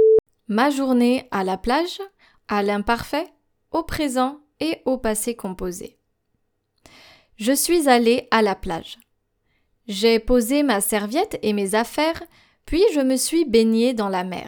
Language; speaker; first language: French; non-native, fluent; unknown